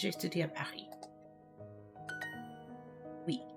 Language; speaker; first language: French; non-native, learner; English